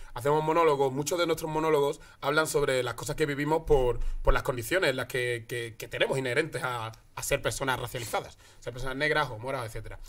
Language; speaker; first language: Spanish; native; Spanish